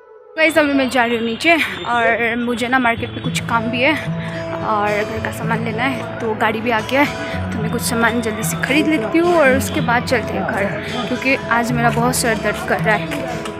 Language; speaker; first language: Hindi; non-native, local second language; Nepali